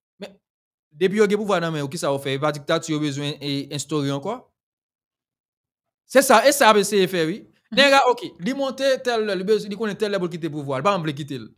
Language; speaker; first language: French; non-native, local second language; Haitian Creole